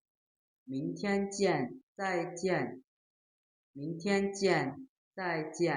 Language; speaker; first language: Chinese; non-native, learner; Lao